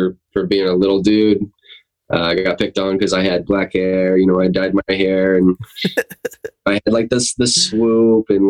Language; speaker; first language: English; native; English